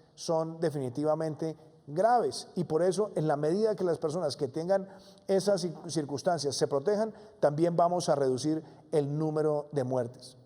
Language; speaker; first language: Spanish; native; Spanish